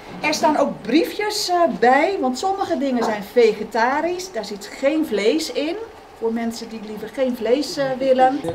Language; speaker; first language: Dutch; native; Dutch